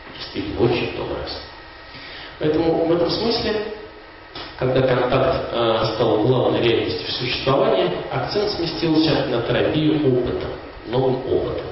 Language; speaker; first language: Russian; native; Russian